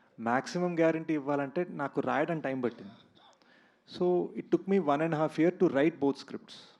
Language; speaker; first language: Telugu; native; Telugu